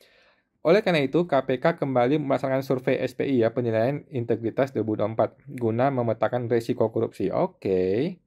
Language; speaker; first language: Indonesian; native; Indonesian